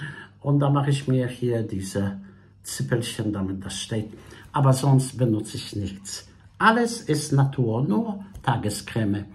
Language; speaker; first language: German; non-native, fluent; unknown